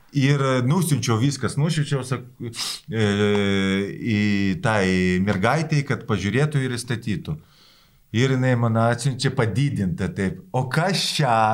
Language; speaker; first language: Lithuanian; non-native, local second language; Polish